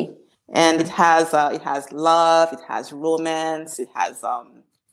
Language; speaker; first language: English; non-native, local second language; Igbo